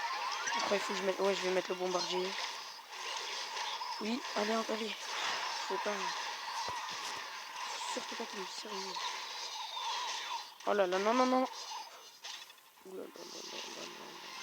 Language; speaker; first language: French; native; French